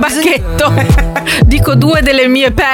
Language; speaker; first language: Italian; native; Italian